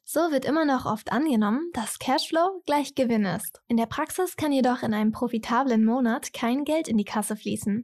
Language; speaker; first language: German; native; German